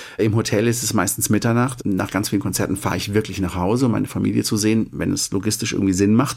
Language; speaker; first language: German; native; German